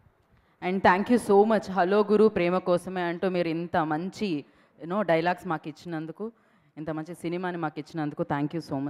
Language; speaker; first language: Telugu; native; Telugu